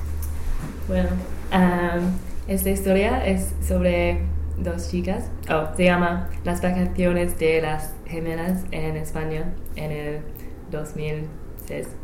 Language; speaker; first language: Spanish; non-native, learner; English